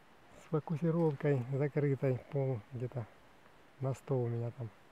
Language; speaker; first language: Russian; native; Russian